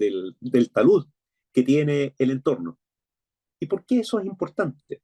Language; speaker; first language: Spanish; native; Spanish